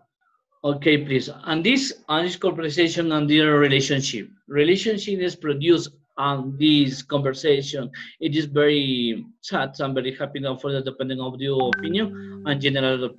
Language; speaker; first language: English; non-native, learner; Spanish